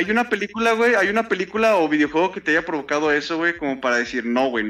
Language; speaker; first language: Spanish; native; Spanish